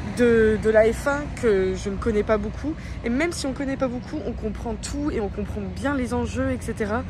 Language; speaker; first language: French; native; French